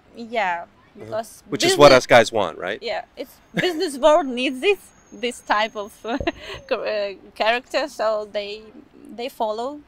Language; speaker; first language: English; non-native, fluent; Ukrainian